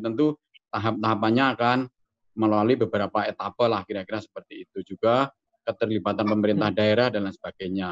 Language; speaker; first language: Indonesian; native; Indonesian